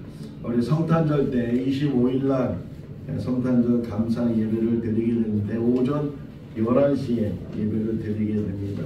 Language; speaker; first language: Korean; native; Korean